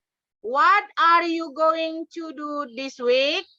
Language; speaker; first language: English; non-native, learner; Indonesian